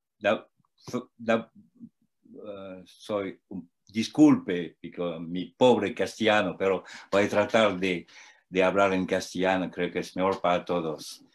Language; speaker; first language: Spanish; non-native, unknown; French